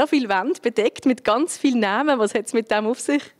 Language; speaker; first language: German; native; German